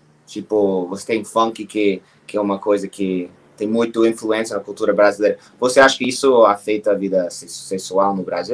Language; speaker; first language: Portuguese; non-native, fluent; English